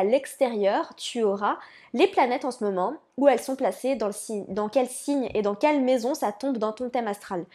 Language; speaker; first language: French; native; French